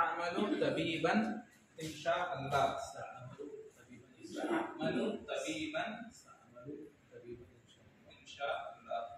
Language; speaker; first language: Arabic; non-native, fluent; Urdu